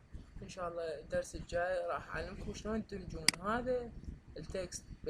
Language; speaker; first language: Arabic; native; Arabic